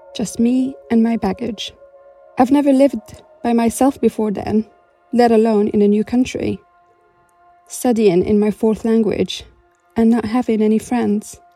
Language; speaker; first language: English; non-native, fluent; Arabic